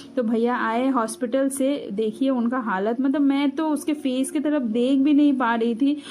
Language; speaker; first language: Hindi; non-native, local second language; Bangla